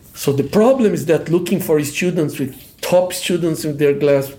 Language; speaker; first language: English; non-native, fluent; Portuguese